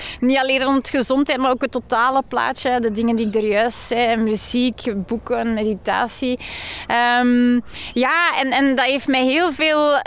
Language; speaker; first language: Dutch; native; Dutch